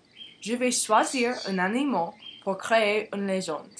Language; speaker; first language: French; non-native, learner; English